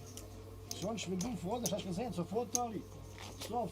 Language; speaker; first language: German; non-native, learner; Croatian